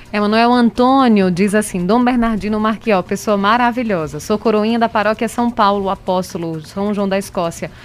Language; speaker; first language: Portuguese; native; Portuguese